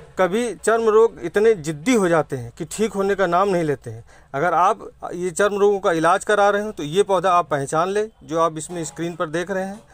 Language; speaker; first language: Hindi; native; Hindi